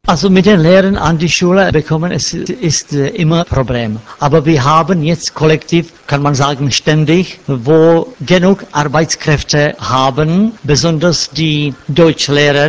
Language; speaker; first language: German; non-native, learner; Czech